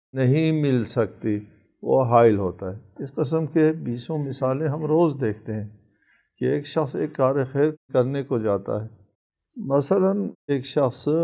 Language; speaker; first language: Urdu; non-native, local second language; Balti